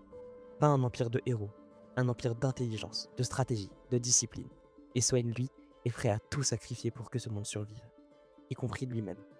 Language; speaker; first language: French; native; French